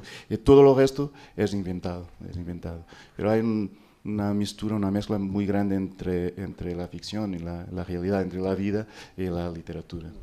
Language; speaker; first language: Spanish; non-native, fluent; Portuguese